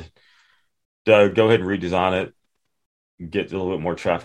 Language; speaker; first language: English; native; English